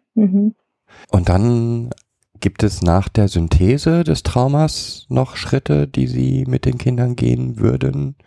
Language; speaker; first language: German; native; German